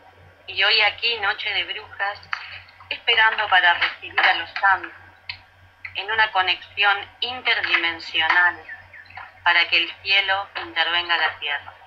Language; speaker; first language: Spanish; native; Spanish